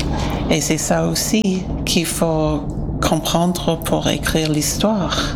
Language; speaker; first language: French; non-native, fluent; English